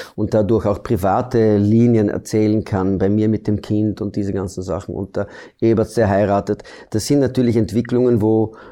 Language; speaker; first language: German; early bilingual, heritage; German